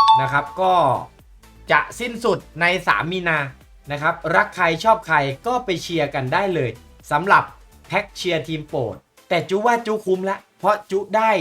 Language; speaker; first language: Thai; native; Thai